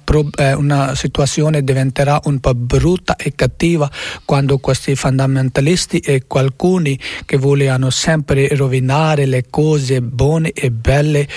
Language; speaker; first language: Italian; non-native, learner; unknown